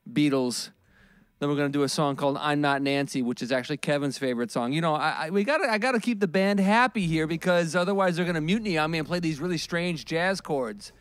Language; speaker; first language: English; native; English